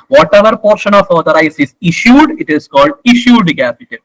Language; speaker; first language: English; non-native, local second language; Malayalam